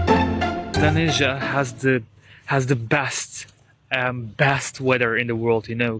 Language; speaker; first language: English; non-native, fluent; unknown